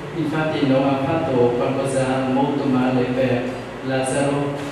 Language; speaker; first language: Italian; non-native, learner; Vietnamese